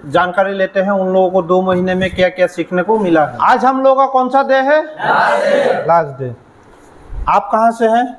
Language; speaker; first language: Hindi; non-native, local second language; Assamese